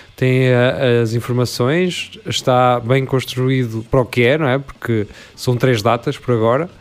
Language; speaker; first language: Portuguese; native; Portuguese